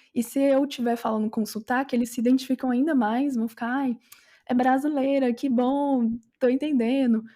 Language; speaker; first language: Portuguese; native; Portuguese